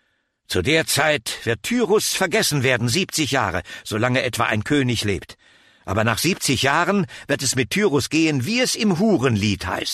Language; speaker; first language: German; native; German